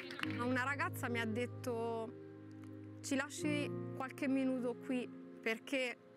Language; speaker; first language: Italian; native; Italian